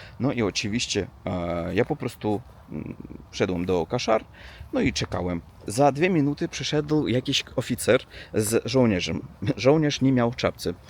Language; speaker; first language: Polish; non-native, learner; Russian